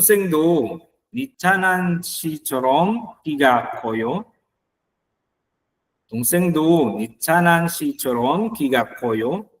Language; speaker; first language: Korean; non-native, fluent; Filipino